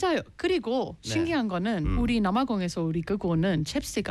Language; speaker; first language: Korean; non-native, fluent; English